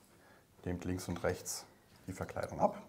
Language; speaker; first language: German; native; German